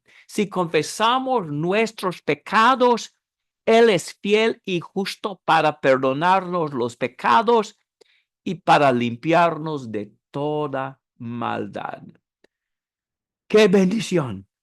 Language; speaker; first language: Spanish; non-native, fluent; English